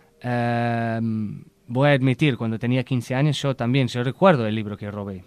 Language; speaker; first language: Spanish; non-native, fluent; English